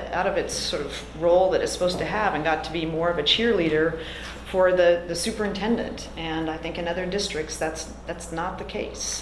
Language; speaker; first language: English; native; English